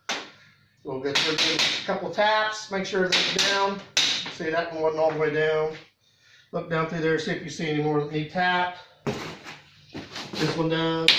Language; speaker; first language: English; native; English